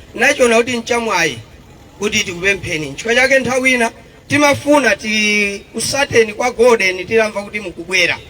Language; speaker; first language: Nyanja; native; Nyanja